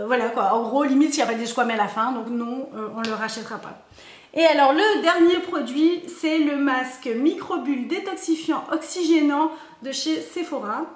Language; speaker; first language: French; native; French